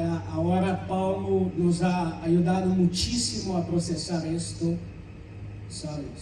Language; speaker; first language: Spanish; non-native, fluent; Portuguese